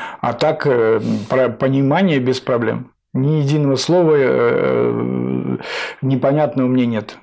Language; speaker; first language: Russian; native; Russian